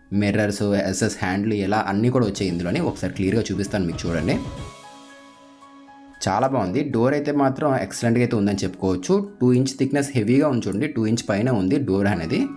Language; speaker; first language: Telugu; native; Telugu